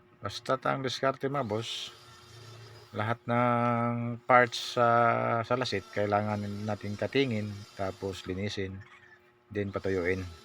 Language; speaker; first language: Filipino; non-native, local second language; Cebuano